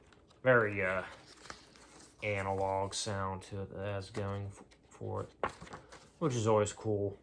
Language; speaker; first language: English; native; English